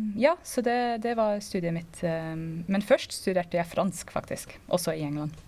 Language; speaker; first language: Norwegian; non-native, fluent; English